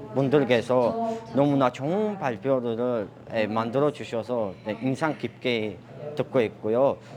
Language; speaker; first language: Korean; non-native, fluent; Tajik